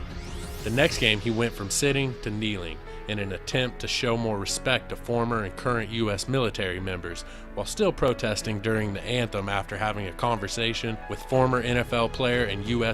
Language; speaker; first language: English; native; English